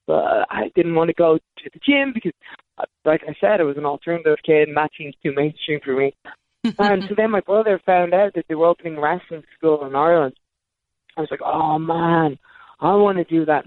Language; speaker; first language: English; native; English